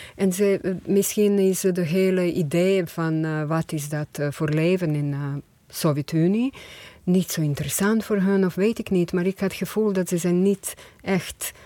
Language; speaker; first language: Dutch; non-native, fluent; Croatian